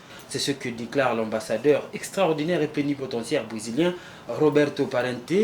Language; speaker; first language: French; native; French